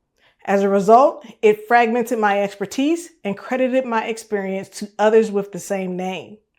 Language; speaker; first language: English; native; English